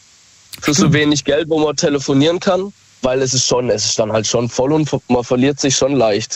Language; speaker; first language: German; native; German